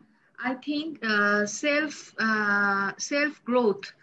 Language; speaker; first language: English; non-native, learner; Bangla